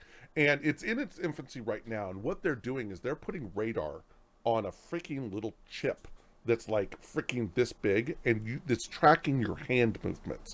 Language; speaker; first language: English; native; English